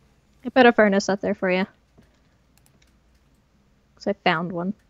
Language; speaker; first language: English; native; English